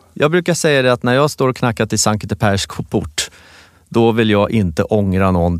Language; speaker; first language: Swedish; native; Swedish